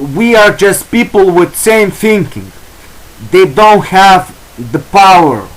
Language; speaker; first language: English; non-native, learner; Lithuanian